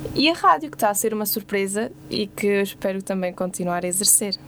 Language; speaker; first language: Portuguese; native; Portuguese